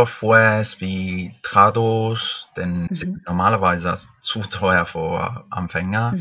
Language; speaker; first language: German; non-native, fluent; Spanish